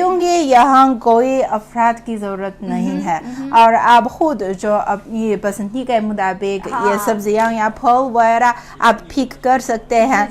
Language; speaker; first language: Urdu; non-native, fluent; Chinese